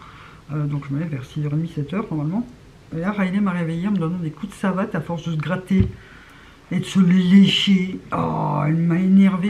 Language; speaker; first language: French; native; French